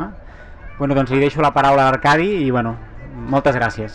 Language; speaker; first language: Catalan; native; Catalan